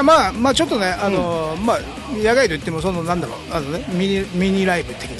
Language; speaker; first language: Japanese; native; Japanese